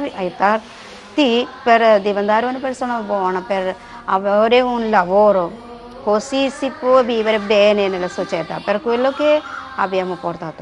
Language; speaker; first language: Italian; non-native, learner; Malayalam